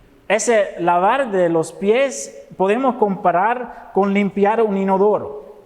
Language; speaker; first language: Spanish; non-native, fluent; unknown